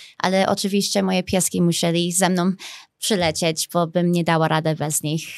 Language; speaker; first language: Polish; early bilingual, heritage; Polish